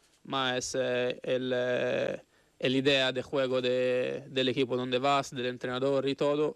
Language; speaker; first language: Spanish; non-native, fluent; Italian